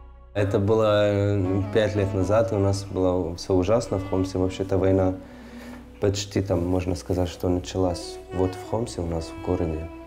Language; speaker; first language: Russian; non-native, fluent; Arabic